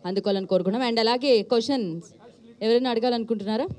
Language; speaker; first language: Telugu; native; Telugu